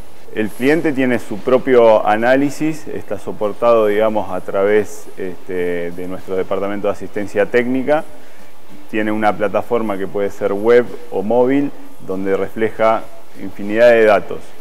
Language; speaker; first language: Spanish; native; Spanish